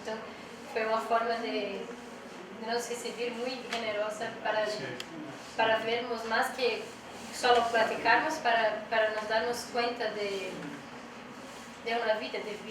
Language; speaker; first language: Spanish; non-native, learner; Portuguese